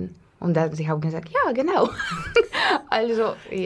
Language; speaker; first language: German; non-native, learner; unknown